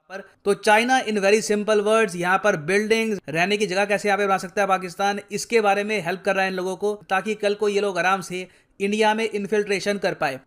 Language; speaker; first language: Hindi; native; Hindi